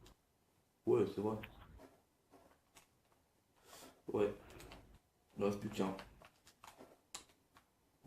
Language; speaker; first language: French; native; French